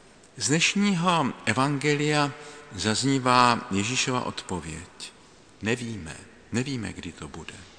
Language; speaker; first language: Czech; native; Czech